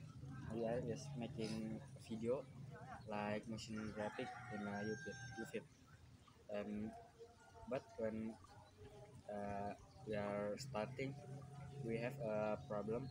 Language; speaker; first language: English; non-native, learner; Indonesian